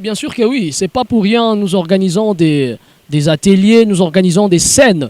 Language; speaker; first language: French; non-native, local second language; Lingala